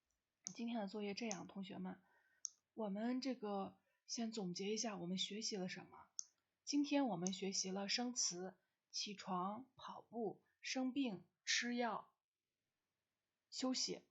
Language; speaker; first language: Chinese; non-native, fluent; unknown